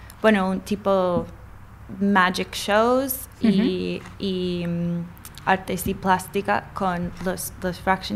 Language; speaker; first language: Spanish; non-native, fluent; English